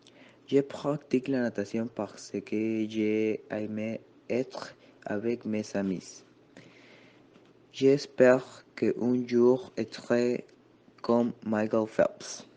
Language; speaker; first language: French; non-native, learner; Spanish